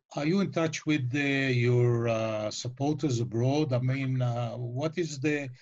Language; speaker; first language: English; non-native, fluent; Hebrew